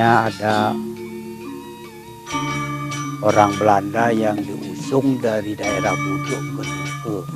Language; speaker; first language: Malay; non-native, local second language; Balinese